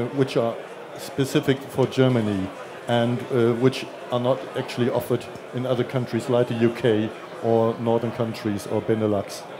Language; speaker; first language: English; non-native, fluent; German